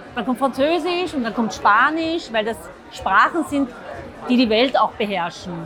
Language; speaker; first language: German; early bilingual, other home language; Zaza